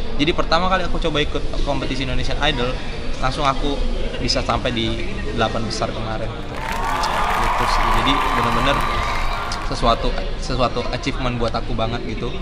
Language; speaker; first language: Indonesian; native; Indonesian